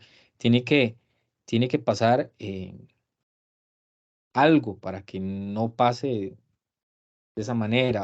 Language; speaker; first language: Spanish; native; Spanish